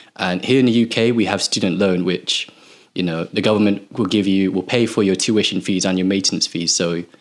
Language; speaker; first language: English; native; English